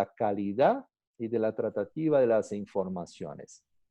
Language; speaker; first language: Spanish; non-native, fluent; Portuguese